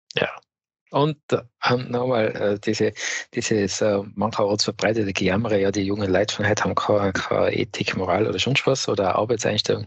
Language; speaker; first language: German; native; German